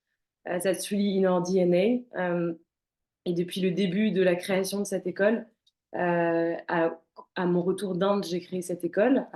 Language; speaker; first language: French; native; French